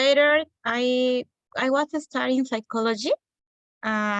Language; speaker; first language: English; non-native, learner; Spanish